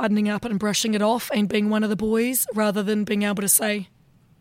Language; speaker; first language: English; native; English